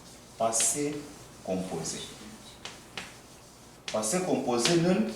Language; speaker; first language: French; non-native, fluent; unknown